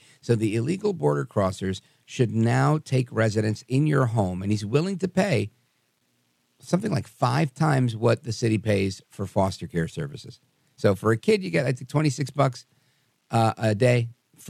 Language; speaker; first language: English; native; English